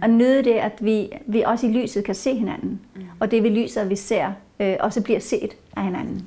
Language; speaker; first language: Danish; non-native, fluent; Norwegian